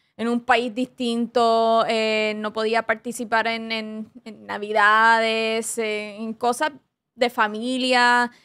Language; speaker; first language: Spanish; early bilingual, heritage; Spanish